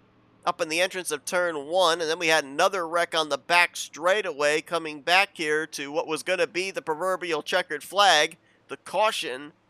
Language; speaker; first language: English; native; English